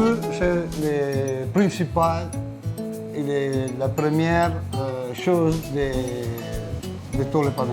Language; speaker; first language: French; non-native, learner; Italian